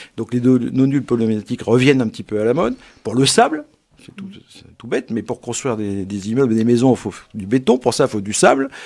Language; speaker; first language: French; native; French